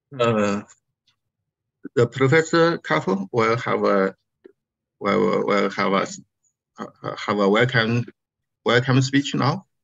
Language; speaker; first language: English; non-native, learner; Chinese